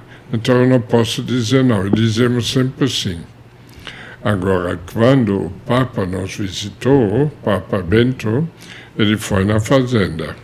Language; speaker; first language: Portuguese; non-native, fluent; German